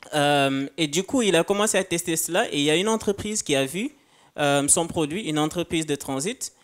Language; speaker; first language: French; non-native, local second language; Wolof